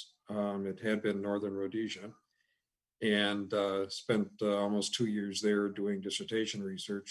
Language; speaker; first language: English; native; English